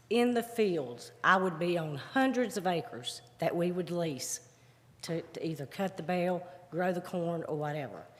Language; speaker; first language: English; native; English